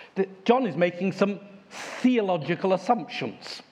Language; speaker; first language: English; native; English